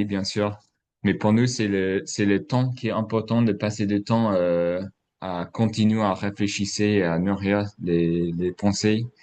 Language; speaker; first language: French; non-native, fluent; English